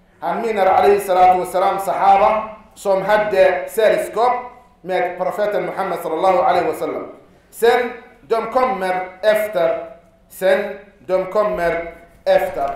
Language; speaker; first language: Swedish; non-native, fluent; Arabic